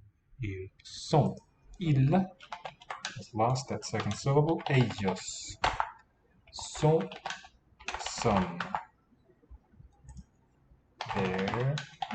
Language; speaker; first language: French; non-native, fluent; English